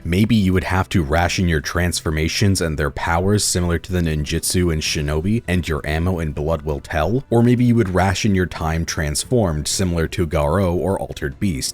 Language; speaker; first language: English; native; English